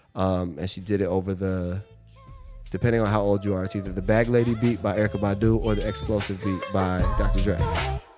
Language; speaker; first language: English; native; English